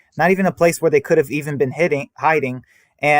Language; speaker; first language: English; native; English